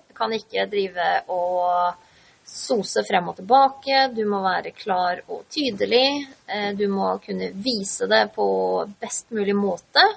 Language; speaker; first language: Norwegian; native; Norwegian